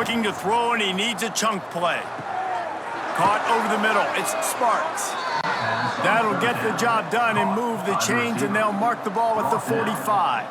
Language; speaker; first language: English; native; English